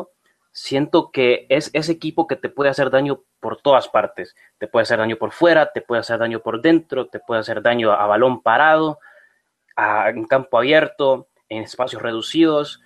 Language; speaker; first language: Spanish; native; Spanish